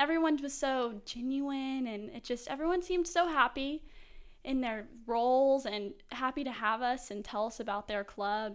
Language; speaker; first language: English; native; English